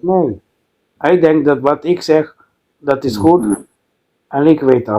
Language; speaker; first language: Dutch; non-native, fluent; Urdu